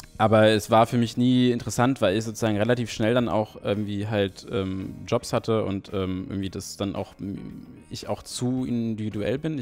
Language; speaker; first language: German; native; German